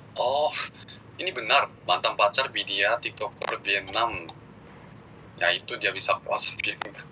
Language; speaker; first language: Indonesian; early bilingual, other home language; Korean